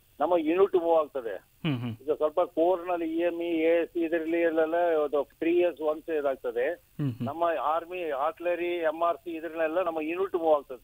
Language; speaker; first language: Kannada; non-native, local second language; Kodava